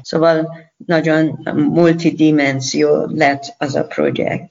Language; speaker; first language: Hungarian; non-native, learner; Persian